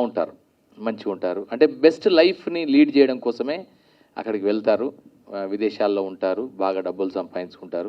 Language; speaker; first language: Telugu; native; Telugu